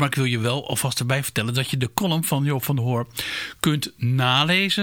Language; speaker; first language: Dutch; native; Dutch